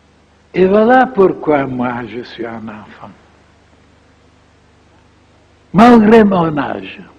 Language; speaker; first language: French; non-native, fluent; Bulgarian